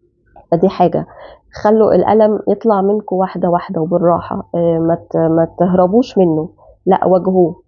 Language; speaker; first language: Arabic; native; Arabic